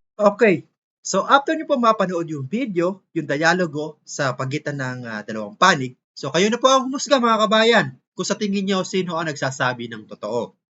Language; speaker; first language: Filipino; native; Filipino